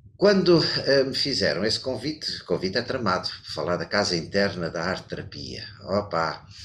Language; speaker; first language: Portuguese; native; Portuguese